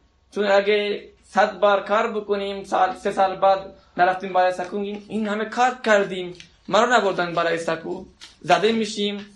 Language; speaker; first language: Persian; non-native, local second language; Baluchi